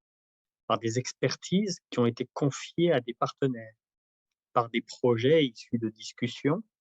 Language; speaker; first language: French; native; French